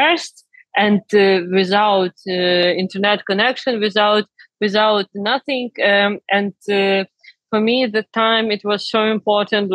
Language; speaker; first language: English; non-native, learner; Ukrainian